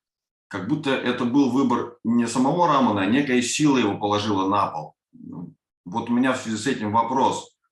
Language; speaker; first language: Russian; native; Russian